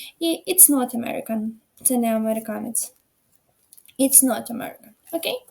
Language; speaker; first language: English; non-native, fluent; Ukrainian